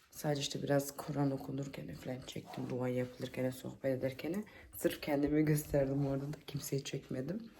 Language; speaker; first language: Turkish; early bilingual, heritage; Turkish